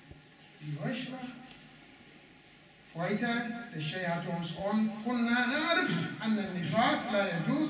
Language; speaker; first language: German; non-native, learner; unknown